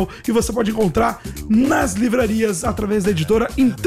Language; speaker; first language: Portuguese; native; Portuguese